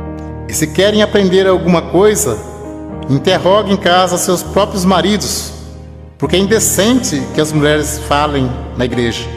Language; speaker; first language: Portuguese; native; Portuguese